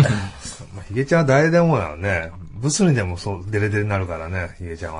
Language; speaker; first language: Japanese; native; Japanese